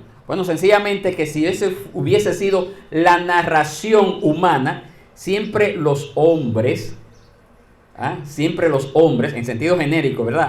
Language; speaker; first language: Spanish; native; Spanish